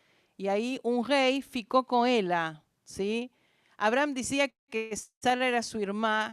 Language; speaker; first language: Portuguese; non-native, fluent; Spanish